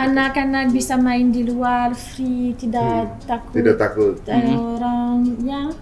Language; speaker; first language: Indonesian; non-native, learner; French